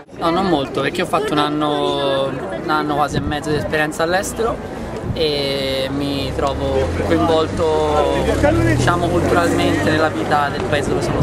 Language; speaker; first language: Italian; native; Italian